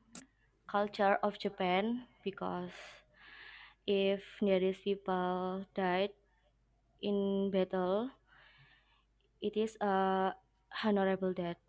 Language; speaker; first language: English; non-native, learner; Indonesian